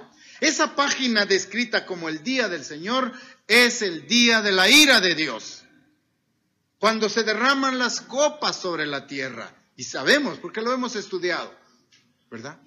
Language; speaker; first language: Spanish; native; Spanish